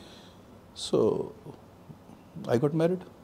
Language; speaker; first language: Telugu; non-native, fluent; Hindi